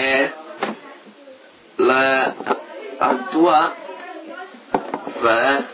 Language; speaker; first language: French; non-native, learner; English